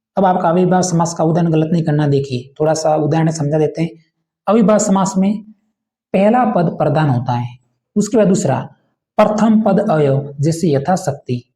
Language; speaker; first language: Hindi; native; Hindi